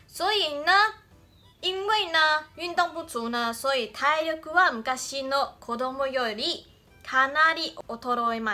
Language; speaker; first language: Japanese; non-native, fluent; Chinese